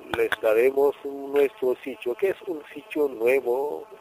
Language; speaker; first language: Spanish; non-native, fluent; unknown